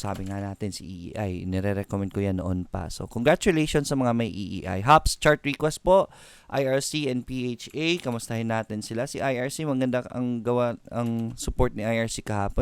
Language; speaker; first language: Filipino; native; Filipino